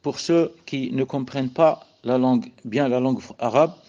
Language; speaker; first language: French; non-native, local second language; Arabic